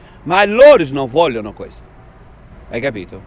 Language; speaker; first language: Italian; non-native, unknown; Portuguese